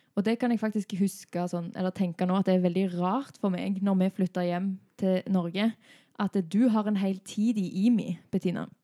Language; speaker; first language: Norwegian; native; Norwegian